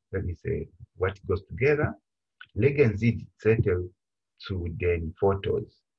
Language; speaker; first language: German; non-native, fluent; Bemba